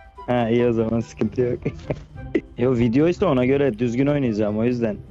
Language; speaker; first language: Turkish; native; Turkish